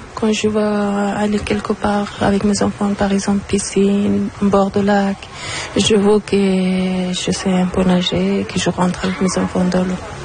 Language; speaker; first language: French; non-native, learner; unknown